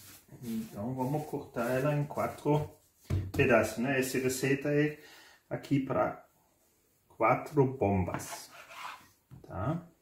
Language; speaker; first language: Portuguese; non-native, fluent; German